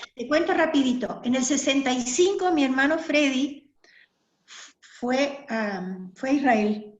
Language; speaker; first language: Spanish; non-native, local second language; German